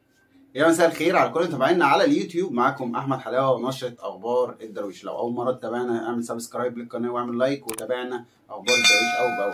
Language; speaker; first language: Arabic; native; Arabic